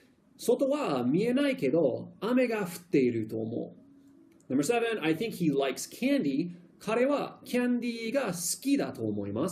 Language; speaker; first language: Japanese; non-native, fluent; English